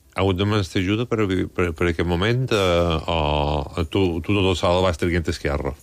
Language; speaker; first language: Catalan; native; Catalan